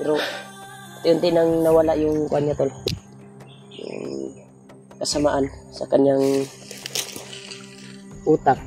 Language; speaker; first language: Filipino; non-native, local second language; Cebuano